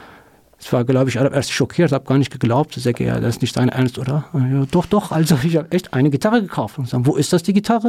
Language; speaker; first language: German; non-native, learner; Kurdish